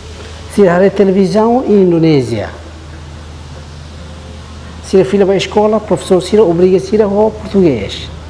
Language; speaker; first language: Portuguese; non-native, learner; Tetum